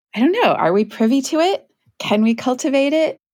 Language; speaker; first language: English; native; English